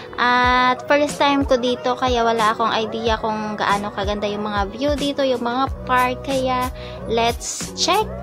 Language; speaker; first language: Filipino; native; Filipino